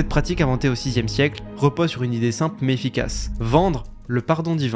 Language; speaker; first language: French; native; French